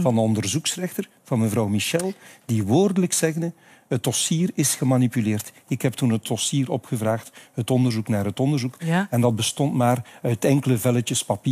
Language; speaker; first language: Dutch; native; Dutch